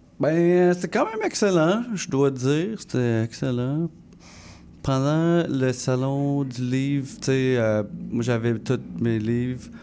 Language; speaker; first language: French; non-native, local second language; English